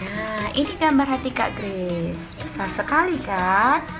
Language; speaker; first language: Indonesian; native; Indonesian